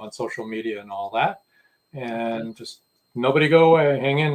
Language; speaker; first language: English; native; English